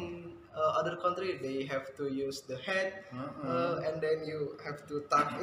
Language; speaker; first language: English; non-native, fluent; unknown